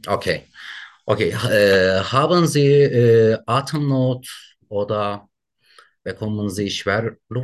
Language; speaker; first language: German; non-native, learner; Turkish